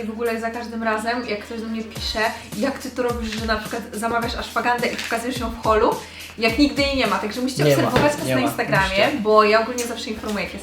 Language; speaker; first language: Polish; native; Polish